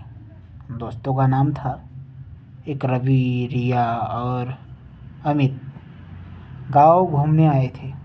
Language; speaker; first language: Hindi; native; Hindi